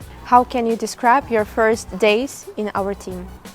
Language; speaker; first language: English; non-native, learner; Ukrainian